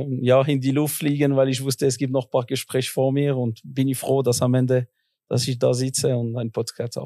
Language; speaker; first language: German; non-native, local second language; French